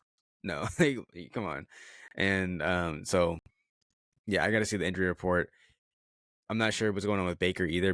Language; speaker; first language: English; native; English